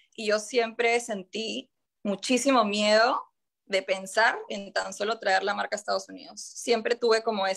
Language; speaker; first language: Spanish; native; Spanish